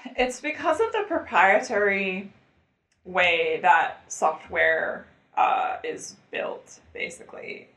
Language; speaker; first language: English; native; English